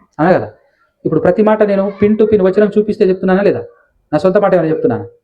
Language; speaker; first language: Telugu; non-native, local second language; Lambadi